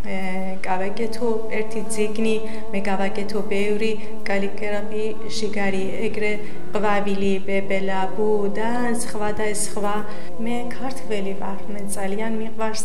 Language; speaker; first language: Georgian; non-native, learner; Persian